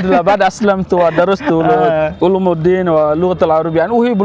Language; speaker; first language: Arabic; non-native, learner; Indonesian